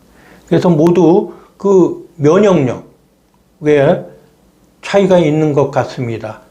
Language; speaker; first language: Korean; native; Korean